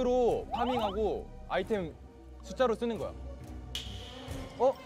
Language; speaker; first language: Korean; native; Korean